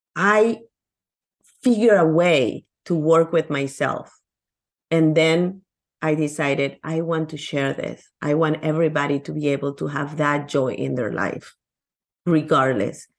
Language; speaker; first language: English; non-native, fluent; Spanish